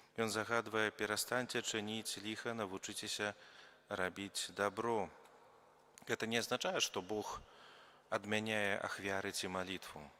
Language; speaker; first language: Belarusian; native; Belarusian